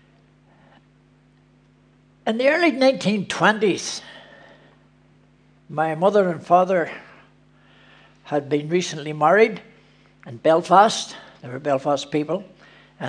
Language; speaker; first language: English; native; English